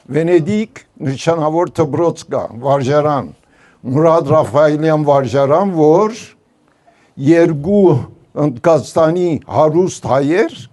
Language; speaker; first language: Armenian; non-native, local second language; Turkish